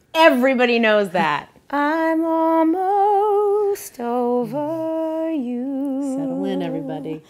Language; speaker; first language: English; native; English